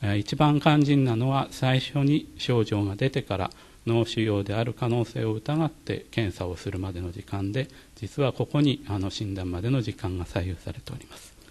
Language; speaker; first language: Japanese; native; Japanese